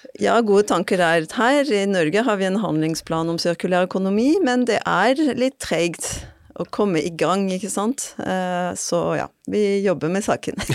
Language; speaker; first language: Norwegian; non-native, fluent; French